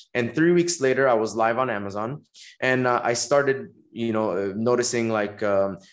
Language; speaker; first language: English; non-native, fluent; Arabic